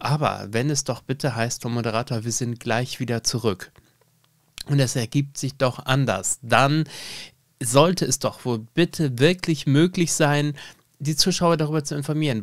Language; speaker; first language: German; native; German